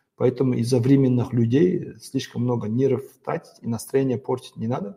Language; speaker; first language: Russian; non-native, local second language; Kazakh